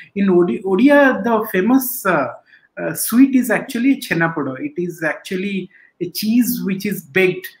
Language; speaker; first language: English; non-native, local second language; Odia